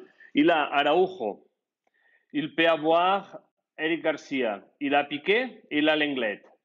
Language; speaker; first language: French; non-native, fluent; Spanish